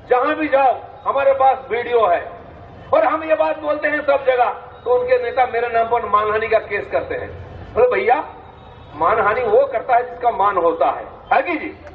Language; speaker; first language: Hindi; non-native, local second language; Bangla